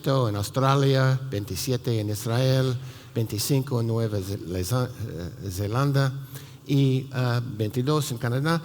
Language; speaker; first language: Spanish; non-native, fluent; English